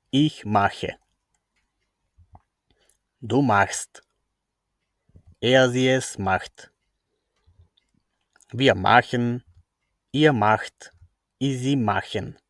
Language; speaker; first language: German; non-native, fluent; Macedonian